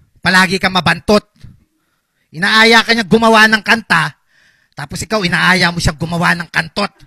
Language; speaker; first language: Filipino; native; Filipino